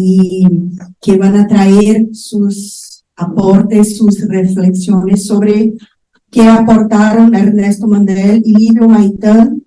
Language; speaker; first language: Spanish; non-native, fluent; Portuguese